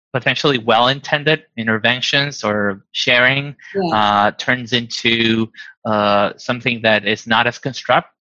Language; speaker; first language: English; non-native, fluent; Spanish